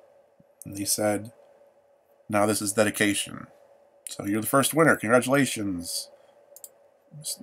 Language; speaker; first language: English; native; English